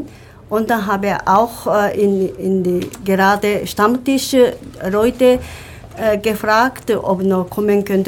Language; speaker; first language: German; non-native, learner; Japanese